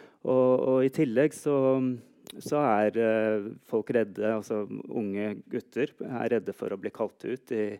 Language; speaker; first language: Norwegian; native; Norwegian